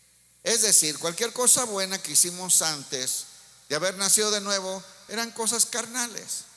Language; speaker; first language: Spanish; native; Spanish